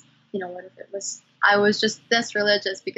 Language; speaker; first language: English; non-native, local second language; Cebuano